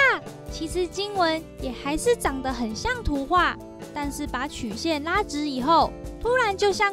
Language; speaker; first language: Chinese; native; Chinese